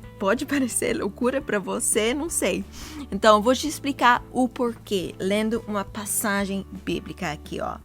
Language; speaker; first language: Portuguese; non-native, fluent; English